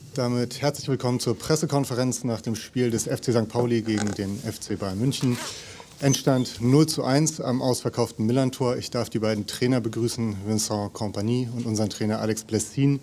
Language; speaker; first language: German; native; German